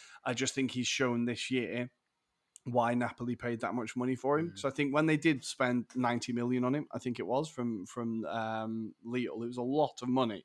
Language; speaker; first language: English; native; English